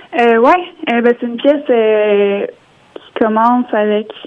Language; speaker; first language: French; native; French